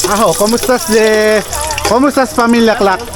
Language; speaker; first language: Filipino; native; Filipino